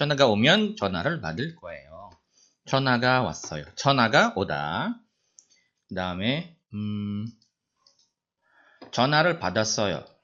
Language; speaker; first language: Korean; non-native, fluent; Indonesian